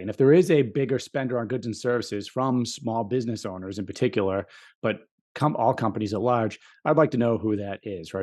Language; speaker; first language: English; native; English